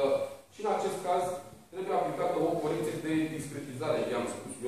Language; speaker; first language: Romanian; native; Romanian